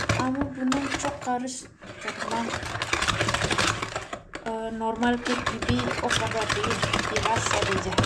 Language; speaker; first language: Turkish; non-native, learner; Indonesian